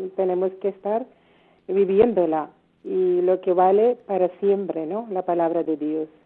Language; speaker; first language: Spanish; non-native, learner; Malayalam